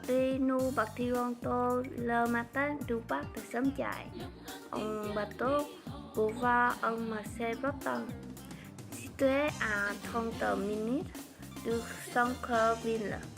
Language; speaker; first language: French; non-native, learner; Vietnamese